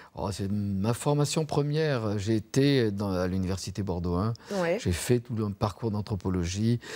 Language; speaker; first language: French; native; French